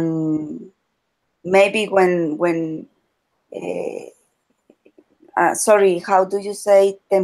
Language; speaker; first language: English; non-native, learner; Spanish